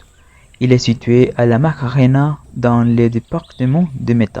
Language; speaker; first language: French; non-native, learner; Spanish